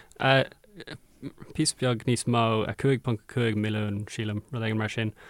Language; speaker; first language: Irish; non-native, local second language; English